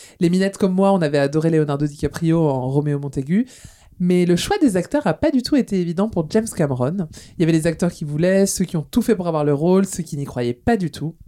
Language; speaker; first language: French; native; French